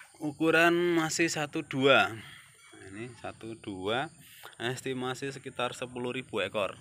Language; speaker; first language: Indonesian; non-native, local second language; Javanese